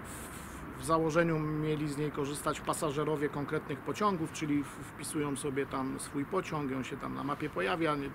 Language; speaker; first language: Polish; native; Polish